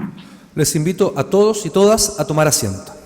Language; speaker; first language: Spanish; native; Spanish